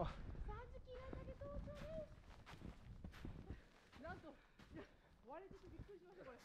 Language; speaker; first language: Japanese; native; Japanese